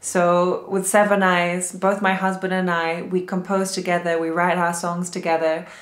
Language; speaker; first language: Hindi; non-native, learner; English